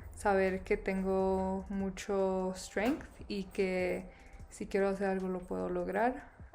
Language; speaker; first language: Spanish; early bilingual, other home language; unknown